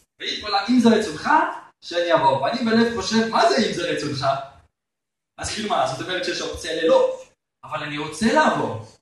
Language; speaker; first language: Hebrew; native; Hebrew